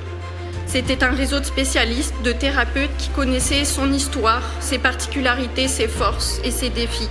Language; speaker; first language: French; native; French